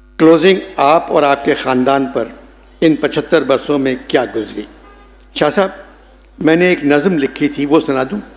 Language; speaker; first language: Urdu; native; Urdu